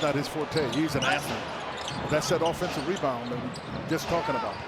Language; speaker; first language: English; native; English